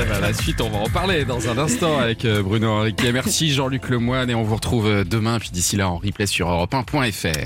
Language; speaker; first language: French; native; French